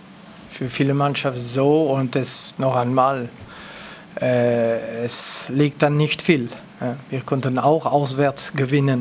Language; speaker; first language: German; non-native, local second language; French